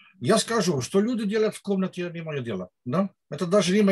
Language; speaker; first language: Russian; non-native, learner; Dutch